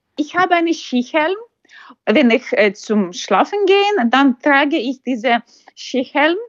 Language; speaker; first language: German; non-native, learner; Ukrainian